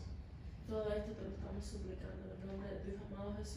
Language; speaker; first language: Spanish; native; Spanish